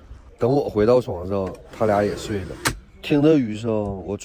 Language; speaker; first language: Chinese; native; Chinese